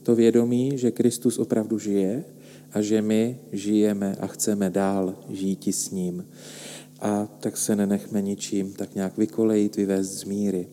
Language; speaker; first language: Czech; native; Czech